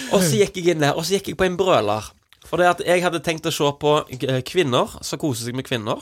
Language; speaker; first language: Norwegian; native; Norwegian